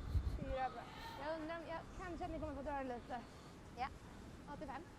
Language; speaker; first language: Swedish; native; Swedish